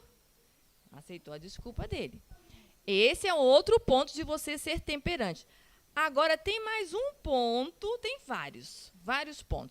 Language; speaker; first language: Portuguese; non-native, learner; Spanish